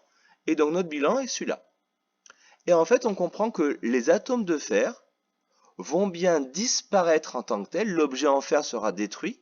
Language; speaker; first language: French; native; French